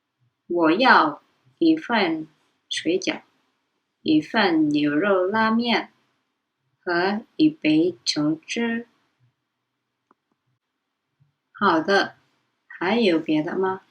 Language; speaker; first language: Chinese; non-native, fluent; Indonesian